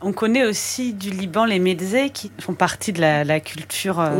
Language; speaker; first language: French; native; French